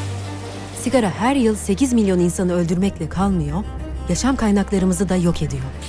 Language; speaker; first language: Turkish; native; Turkish